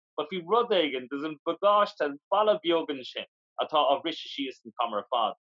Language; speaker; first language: Irish; non-native, local second language; English